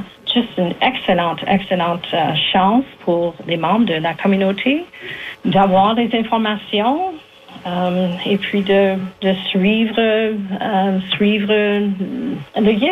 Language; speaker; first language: French; native; French